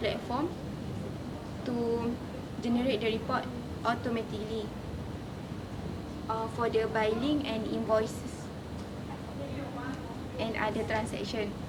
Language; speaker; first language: English; non-native, learner; Malay